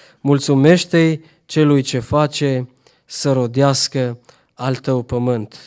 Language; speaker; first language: Romanian; non-native, fluent; Albanian